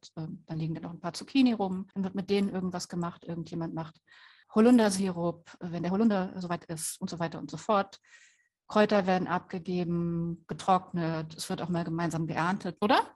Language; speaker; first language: German; native; German